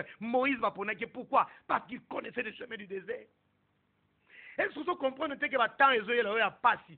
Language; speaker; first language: French; non-native, local second language; Lingala